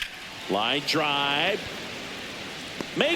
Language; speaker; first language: English; native; English